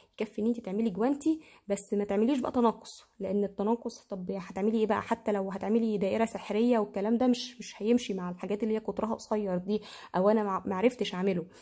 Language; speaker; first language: Arabic; native; Arabic